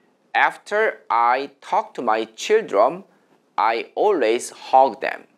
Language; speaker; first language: English; non-native, fluent; Korean